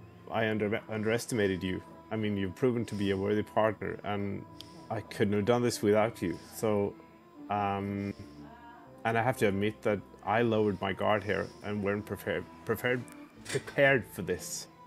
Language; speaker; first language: English; non-native, fluent; Norwegian